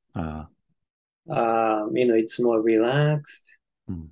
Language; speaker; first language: English; non-native, fluent; Japanese